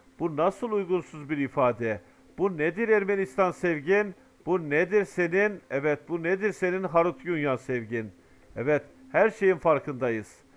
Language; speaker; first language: Turkish; native; Turkish